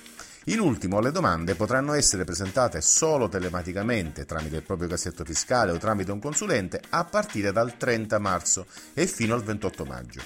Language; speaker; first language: Italian; native; Italian